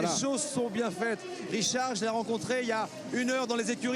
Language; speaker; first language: French; native; French